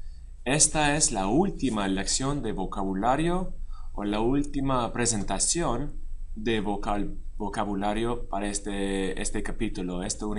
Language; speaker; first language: Spanish; non-native, fluent; English